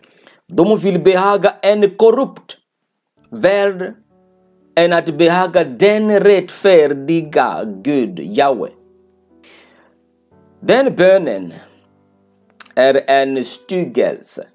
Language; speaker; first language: Swedish; non-native, fluent; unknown